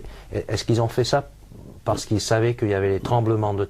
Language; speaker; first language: French; non-native, fluent; English